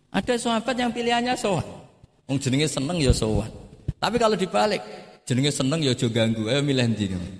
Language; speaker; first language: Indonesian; non-native, local second language; Javanese